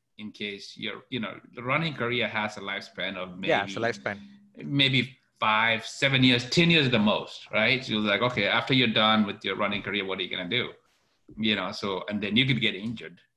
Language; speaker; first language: English; non-native, local second language; Kalenjin